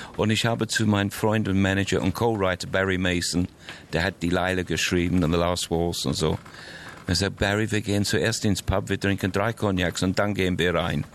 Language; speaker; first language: German; non-native, fluent; English